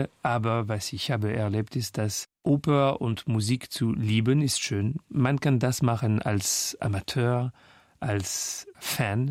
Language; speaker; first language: German; non-native, fluent; French